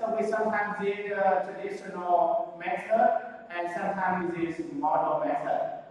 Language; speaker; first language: English; non-native, learner; Vietnamese